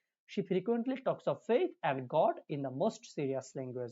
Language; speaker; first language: English; non-native, local second language; Bangla